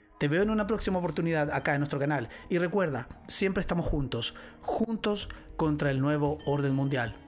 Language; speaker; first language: Spanish; native; Spanish